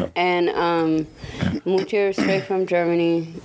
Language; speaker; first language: English; non-native, fluent; German